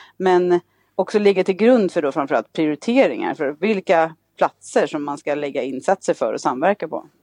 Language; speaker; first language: Swedish; native; Swedish